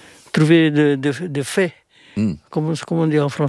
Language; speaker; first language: French; non-native, fluent; Indonesian